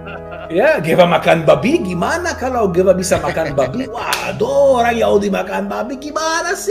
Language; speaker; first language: Indonesian; non-native, fluent; Hebrew